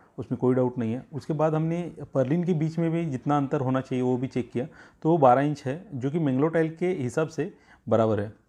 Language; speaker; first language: Hindi; non-native, local second language; Marathi